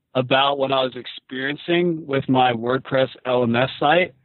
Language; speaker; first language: English; native; English